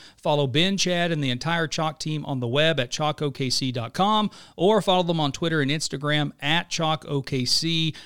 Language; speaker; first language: English; native; English